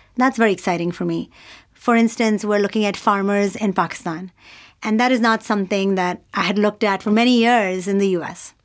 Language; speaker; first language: English; non-native, local second language; Urdu